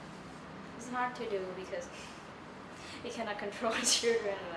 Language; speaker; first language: English; non-native, learner; Thai